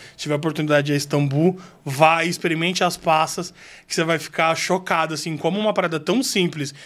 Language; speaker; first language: Portuguese; native; Portuguese